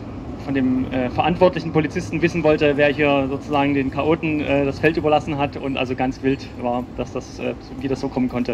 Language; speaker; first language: German; native; German